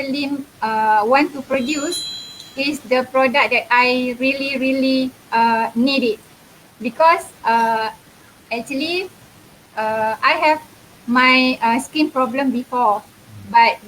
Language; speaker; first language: English; non-native, local second language; Malay